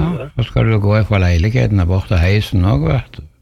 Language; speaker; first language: Norwegian; native; Norwegian